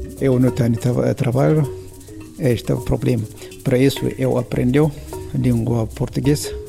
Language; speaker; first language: Portuguese; non-native, learner; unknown